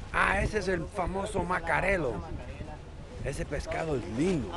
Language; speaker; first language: Spanish; non-native, fluent; English